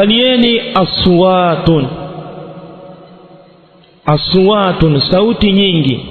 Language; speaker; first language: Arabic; non-native, fluent; Swahili